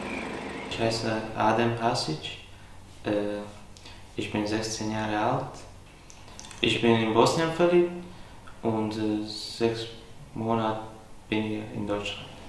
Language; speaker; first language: German; non-native, learner; Bosnian